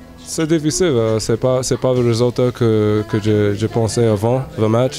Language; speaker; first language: French; non-native, learner; English